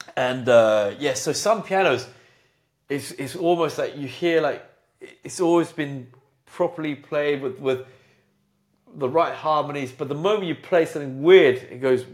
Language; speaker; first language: English; native; English